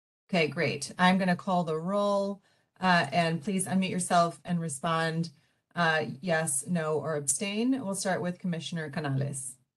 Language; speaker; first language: English; native; English